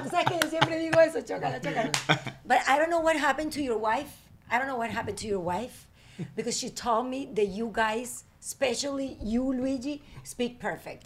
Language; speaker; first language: English; non-native, learner; Spanish